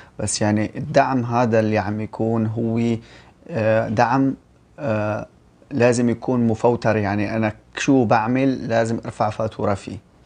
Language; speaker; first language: Arabic; native; Arabic